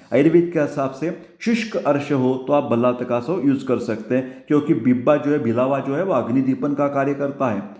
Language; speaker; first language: Hindi; non-native, local second language; Marathi